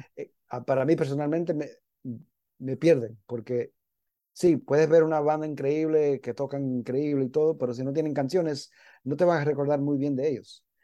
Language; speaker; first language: Spanish; early bilingual, heritage; Spanish